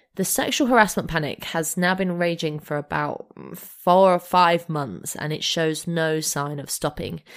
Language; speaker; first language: English; native; English